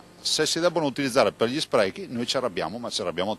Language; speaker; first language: Italian; native; Italian